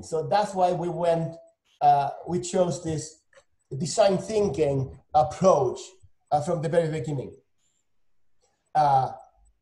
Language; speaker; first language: English; non-native, fluent; Spanish